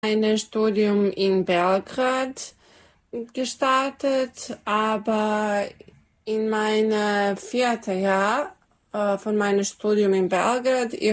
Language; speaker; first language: German; non-native, learner; Serbian